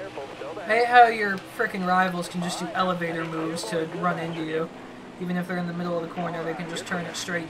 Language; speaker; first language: English; native; English